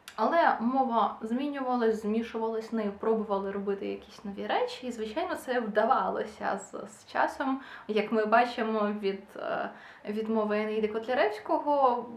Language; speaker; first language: Ukrainian; non-native, local second language; Russian